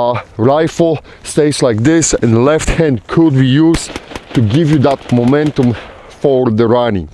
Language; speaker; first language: English; non-native, fluent; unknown